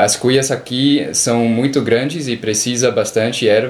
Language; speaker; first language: Portuguese; non-native, learner; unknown